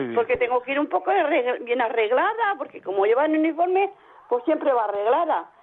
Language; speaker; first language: Spanish; native; Spanish